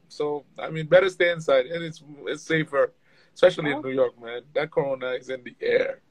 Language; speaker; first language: English; non-native, fluent; Haitian Creole